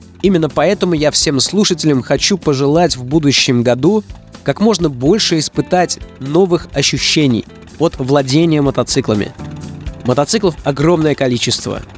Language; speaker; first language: Russian; native; Russian